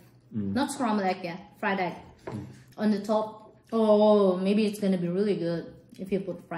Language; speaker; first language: English; non-native, fluent; Indonesian